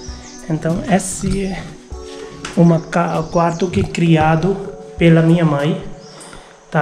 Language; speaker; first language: Portuguese; non-native, learner; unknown